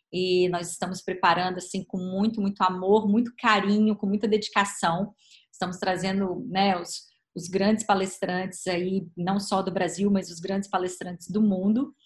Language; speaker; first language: Portuguese; native; Portuguese